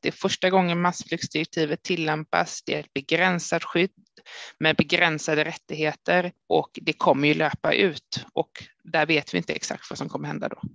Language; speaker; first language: Swedish; native; Swedish